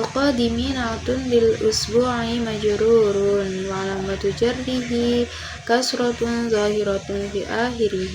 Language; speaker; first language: Arabic; non-native, learner; Indonesian